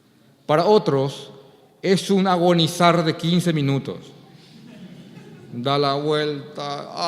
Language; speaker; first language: Spanish; native; Spanish